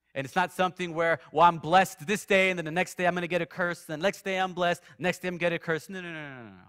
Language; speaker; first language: English; native; English